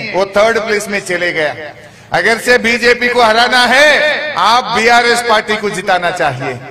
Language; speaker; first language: Hindi; non-native, local second language; Telugu